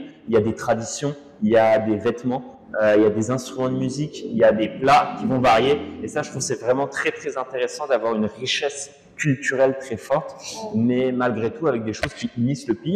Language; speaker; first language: French; native; French